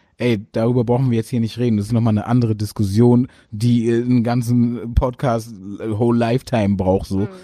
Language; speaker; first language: German; early bilingual, other home language; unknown